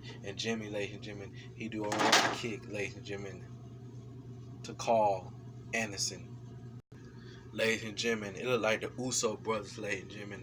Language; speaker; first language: English; native; English